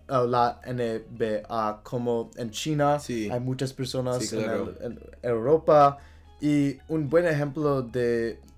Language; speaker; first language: Spanish; non-native, learner; English